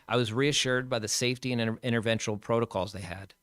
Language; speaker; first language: English; native; English